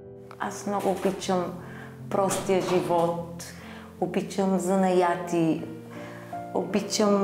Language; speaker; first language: Bulgarian; non-native, fluent; Hebrew